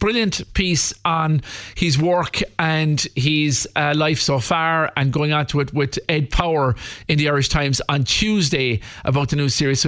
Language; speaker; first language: English; native; English